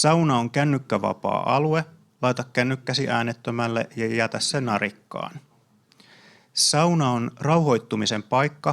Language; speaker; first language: Finnish; native; Finnish